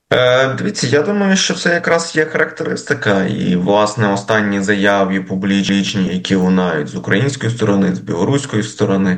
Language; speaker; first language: Ukrainian; native; Ukrainian